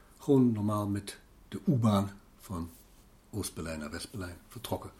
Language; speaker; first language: Dutch; non-native, fluent; German